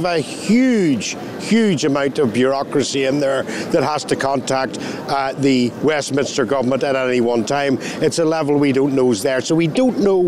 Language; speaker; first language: English; native; English